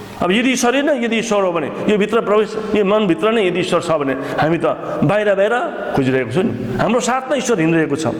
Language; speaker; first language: Nepali; native; Nepali